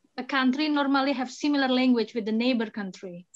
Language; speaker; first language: English; non-native, fluent; Indonesian